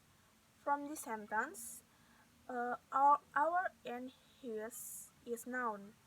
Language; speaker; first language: English; non-native, learner; Indonesian